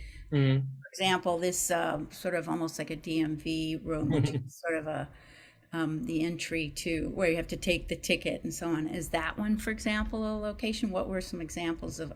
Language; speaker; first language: English; native; English